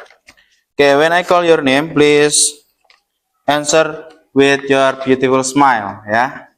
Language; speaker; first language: English; non-native, learner; Indonesian